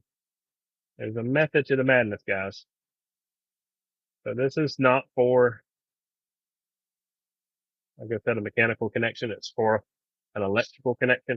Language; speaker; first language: English; native; English